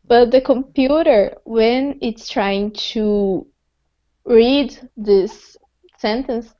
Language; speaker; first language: English; non-native, fluent; Portuguese